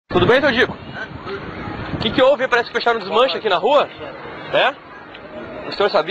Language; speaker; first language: Portuguese; native; Portuguese